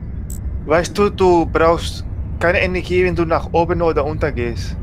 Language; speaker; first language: German; non-native, learner; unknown